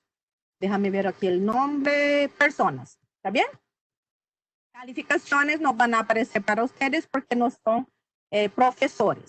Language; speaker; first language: Spanish; non-native, fluent; Portuguese